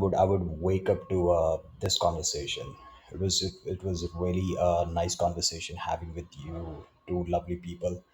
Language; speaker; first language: English; non-native, local second language; Punjabi